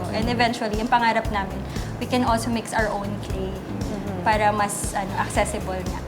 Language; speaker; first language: Filipino; native; Filipino